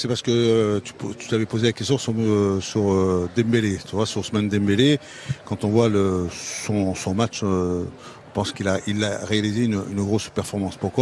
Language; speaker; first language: French; native; French